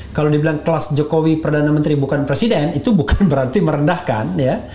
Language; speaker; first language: Indonesian; native; Indonesian